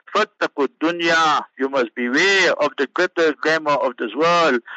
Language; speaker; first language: English; native; English